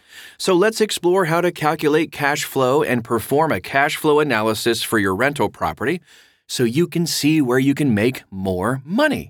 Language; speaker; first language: English; native; English